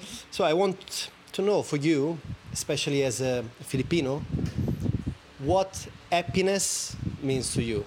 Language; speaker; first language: English; non-native, fluent; Italian